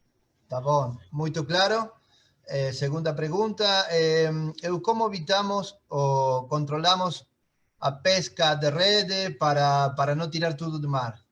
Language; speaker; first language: Portuguese; non-native, fluent; Spanish